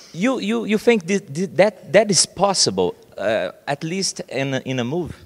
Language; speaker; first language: English; non-native, learner; Portuguese